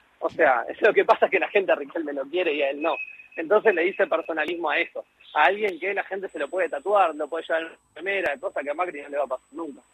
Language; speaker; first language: Spanish; native; Spanish